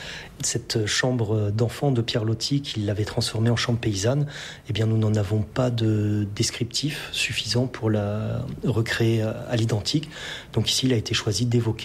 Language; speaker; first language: French; native; French